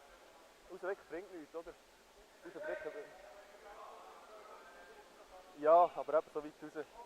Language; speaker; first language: German; native; German